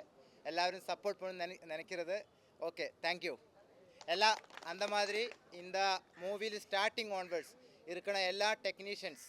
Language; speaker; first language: Tamil; non-native, learner; Malayalam